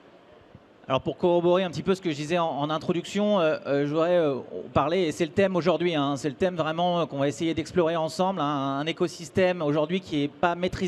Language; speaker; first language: French; native; French